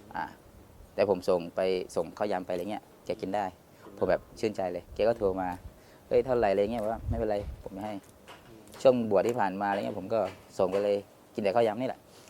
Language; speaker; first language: Thai; non-native, local second language; Pattani Malay